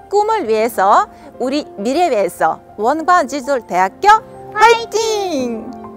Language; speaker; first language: Korean; non-native, fluent; Russian